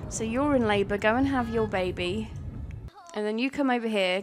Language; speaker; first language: English; native; English